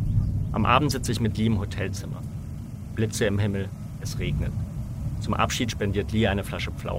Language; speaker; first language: German; native; German